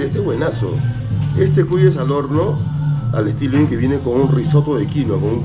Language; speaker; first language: Spanish; native; Spanish